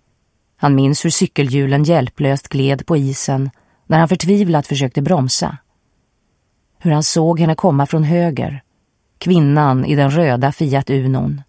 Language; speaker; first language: Swedish; native; Swedish